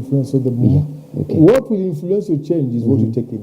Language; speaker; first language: English; non-native, local second language; Swahili